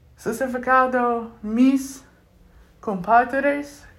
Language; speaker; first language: Spanish; non-native, learner; English